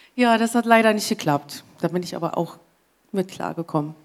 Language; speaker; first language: German; non-native, fluent; English